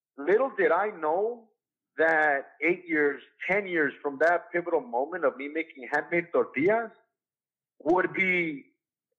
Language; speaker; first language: English; native; English